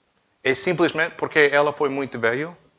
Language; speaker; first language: Portuguese; non-native, learner; English